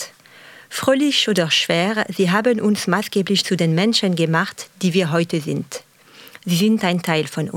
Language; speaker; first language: German; non-native, fluent; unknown